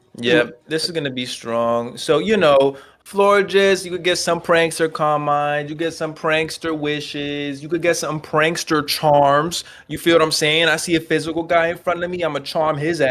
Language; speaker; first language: English; native; English